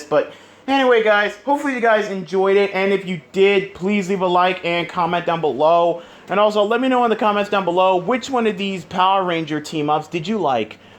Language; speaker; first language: English; native; English